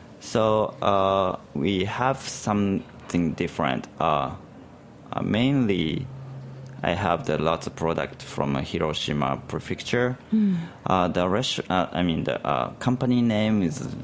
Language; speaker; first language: English; non-native, learner; Japanese